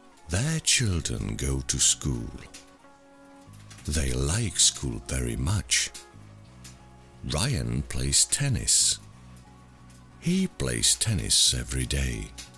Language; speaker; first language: English; non-native, fluent; Czech